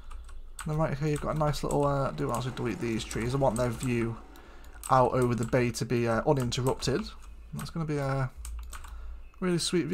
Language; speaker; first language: English; native; English